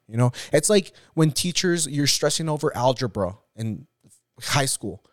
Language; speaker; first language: English; early bilingual, other home language; Spanish